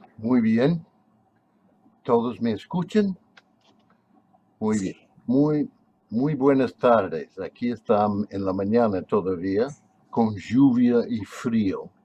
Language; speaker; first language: Spanish; non-native, fluent; English